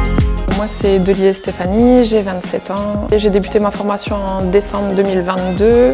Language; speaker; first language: French; native; French